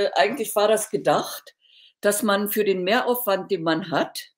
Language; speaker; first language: German; native; German